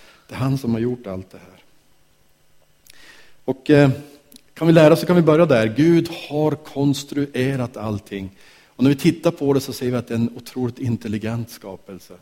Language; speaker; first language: Swedish; native; Swedish